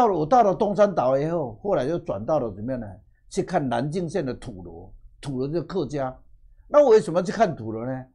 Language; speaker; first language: Chinese; native; Chinese